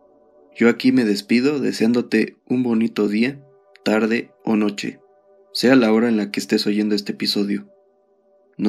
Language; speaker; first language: Spanish; native; Spanish